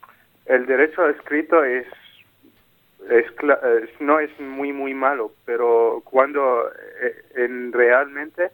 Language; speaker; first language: Spanish; non-native, learner; Arabic